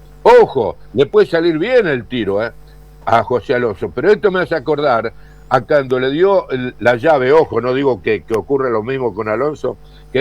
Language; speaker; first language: Spanish; native; Spanish